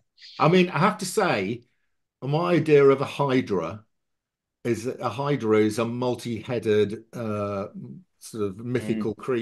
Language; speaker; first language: English; native; English